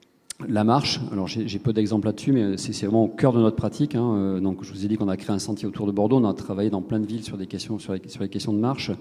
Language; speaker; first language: French; native; French